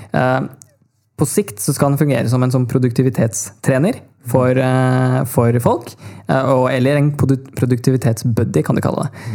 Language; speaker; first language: Norwegian; early bilingual, other home language; Tamil